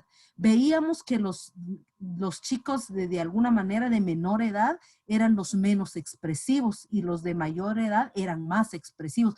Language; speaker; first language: Spanish; native; Spanish